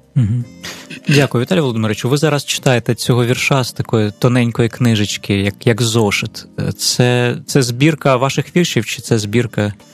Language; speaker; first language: Ukrainian; native; Ukrainian